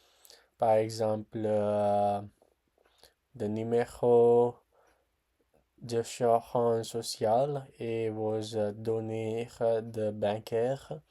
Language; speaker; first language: French; non-native, learner; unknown